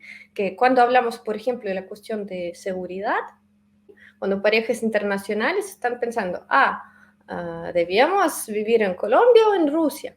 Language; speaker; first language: Spanish; non-native, fluent; Russian